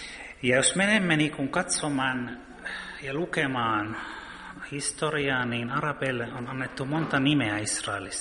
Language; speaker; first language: Finnish; early bilingual, heritage; Finnish